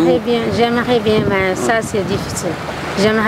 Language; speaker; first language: French; non-native, learner; Kabuverdianu